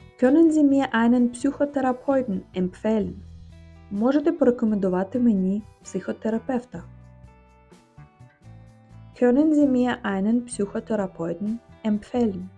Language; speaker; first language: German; non-native, fluent; Ukrainian